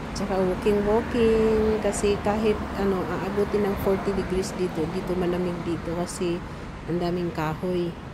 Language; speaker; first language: Filipino; non-native, local second language; Cebuano